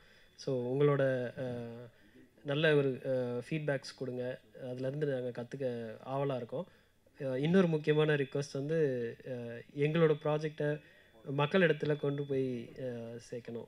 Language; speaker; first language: Tamil; native; Tamil